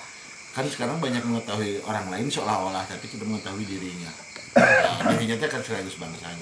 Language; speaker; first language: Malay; non-native, local second language; Sundanese